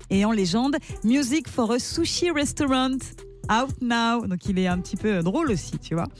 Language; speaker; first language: French; native; French